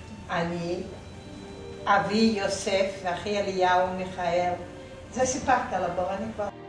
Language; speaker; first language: Hebrew; non-native, fluent; Yiddish